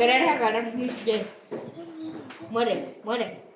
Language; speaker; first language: Spanish; native; Spanish